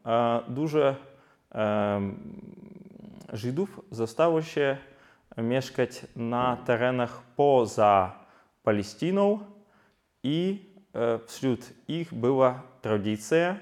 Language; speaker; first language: Polish; non-native, fluent; Ukrainian